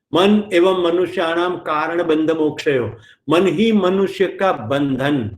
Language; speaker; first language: Hindi; non-native, local second language; Gujarati